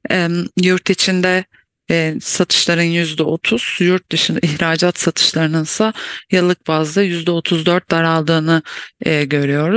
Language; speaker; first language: Turkish; native; Turkish